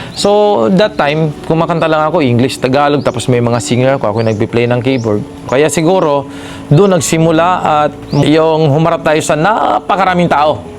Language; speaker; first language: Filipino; non-native, local second language; Maguindanaon